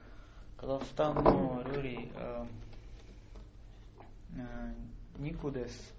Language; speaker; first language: Japanese; non-native, learner; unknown